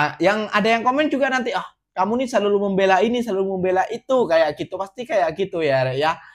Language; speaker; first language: Indonesian; native; Indonesian